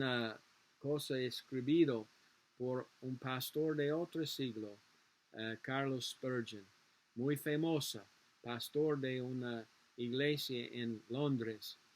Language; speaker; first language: Spanish; non-native, learner; English